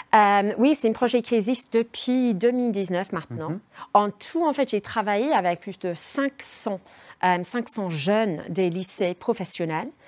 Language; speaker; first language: French; non-native, fluent; English